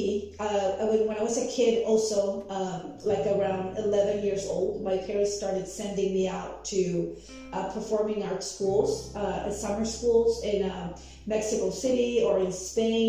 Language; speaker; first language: English; non-native, fluent; Spanish